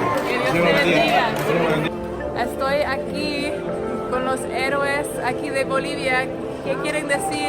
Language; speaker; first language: Spanish; non-native, learner; English